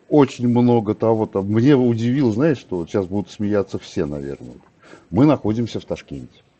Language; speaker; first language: Russian; native; Russian